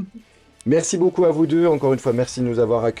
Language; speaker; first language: French; native; French